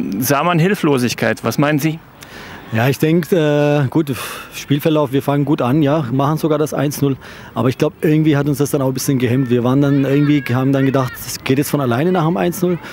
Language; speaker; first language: German; early bilingual, other home language; Turkish